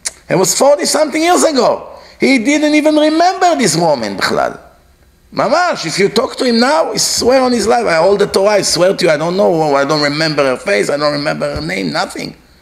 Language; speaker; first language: English; non-native, fluent; Hebrew